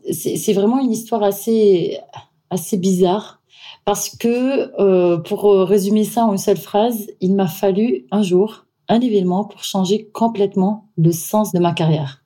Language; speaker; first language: French; non-native, fluent; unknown